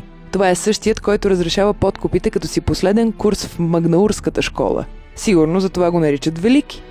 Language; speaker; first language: Bulgarian; native; Bulgarian